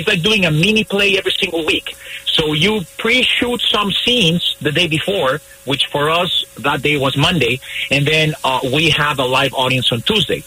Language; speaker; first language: English; non-native, fluent; Spanish